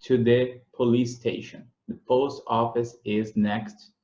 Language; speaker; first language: English; non-native, fluent; Portuguese